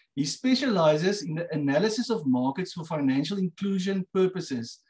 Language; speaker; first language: English; non-native, local second language; Afrikaans